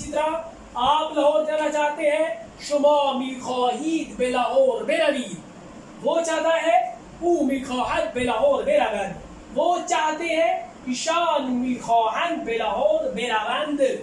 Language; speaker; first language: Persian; non-native, fluent; Urdu